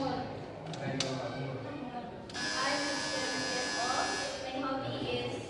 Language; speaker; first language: English; non-native, learner; Indonesian